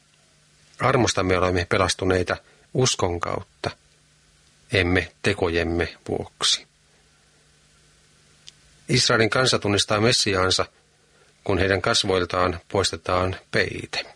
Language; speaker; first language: Finnish; native; Finnish